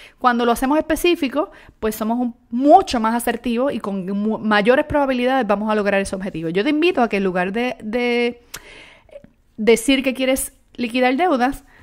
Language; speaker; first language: Spanish; native; Spanish